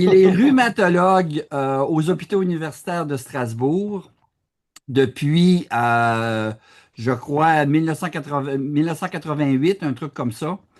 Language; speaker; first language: French; native; French